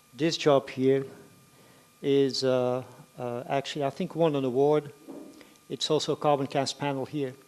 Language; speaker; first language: English; non-native, fluent; Dutch